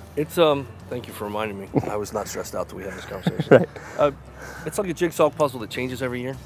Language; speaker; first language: English; native; English